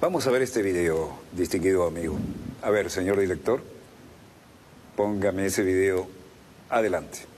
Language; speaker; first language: Spanish; native; Spanish